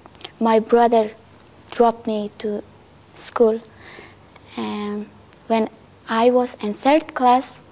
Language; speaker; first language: English; non-native, learner; Persian